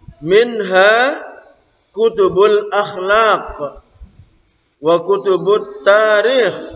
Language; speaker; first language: Arabic; non-native, fluent; Indonesian